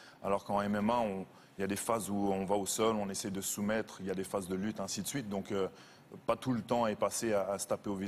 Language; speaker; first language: French; native; French